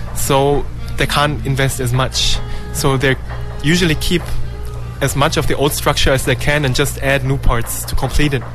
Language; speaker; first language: English; non-native, fluent; German